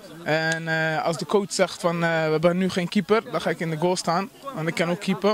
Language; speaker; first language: Dutch; early bilingual, other home language; Somali